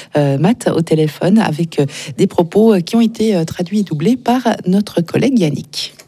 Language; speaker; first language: French; native; French